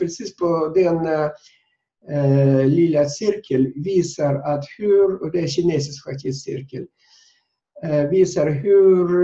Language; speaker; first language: Swedish; non-native, fluent; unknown